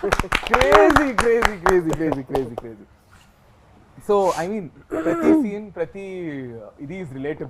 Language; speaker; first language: Telugu; native; Telugu